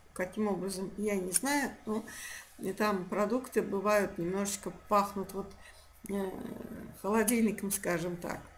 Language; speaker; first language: Russian; non-native, local second language; Azerbaijani